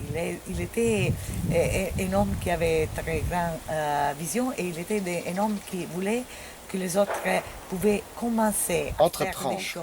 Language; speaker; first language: French; non-native, fluent; Italian